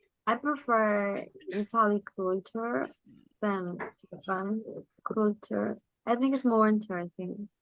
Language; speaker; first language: English; non-native, learner; Spanish